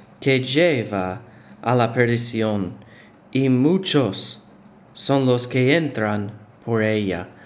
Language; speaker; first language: Spanish; non-native, fluent; English